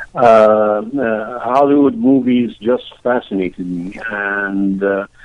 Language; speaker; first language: English; non-native, fluent; Arabic